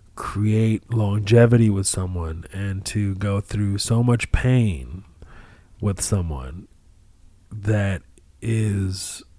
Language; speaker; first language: English; early bilingual, other home language; Arabic